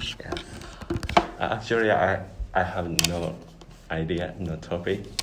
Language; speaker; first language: English; non-native, learner; Japanese